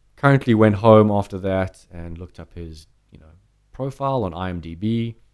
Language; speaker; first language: English; native; English